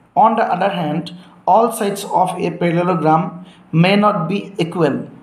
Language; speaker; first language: English; non-native, local second language; Assamese